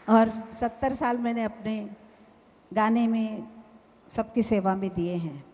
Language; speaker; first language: Hindi; non-native, local second language; Marathi